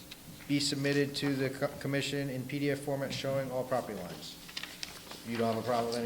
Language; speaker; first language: English; native; English